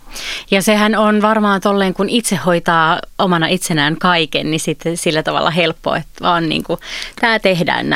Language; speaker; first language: Finnish; native; Finnish